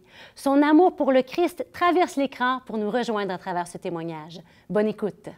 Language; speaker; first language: French; native; French